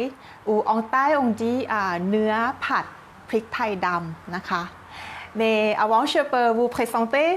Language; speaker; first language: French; non-native, learner; Thai